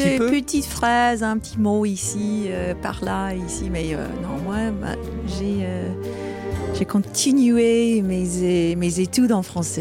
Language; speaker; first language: French; non-native, learner; English